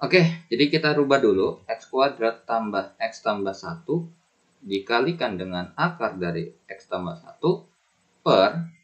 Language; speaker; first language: Indonesian; native; Indonesian